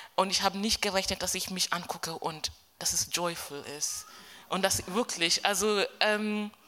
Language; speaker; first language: German; non-native, fluent; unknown